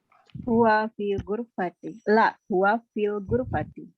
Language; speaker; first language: Arabic; non-native, learner; Indonesian